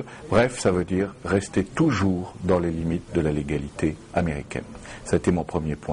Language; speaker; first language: French; native; French